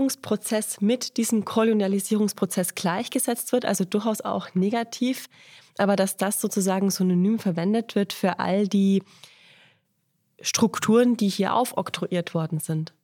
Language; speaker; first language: German; native; German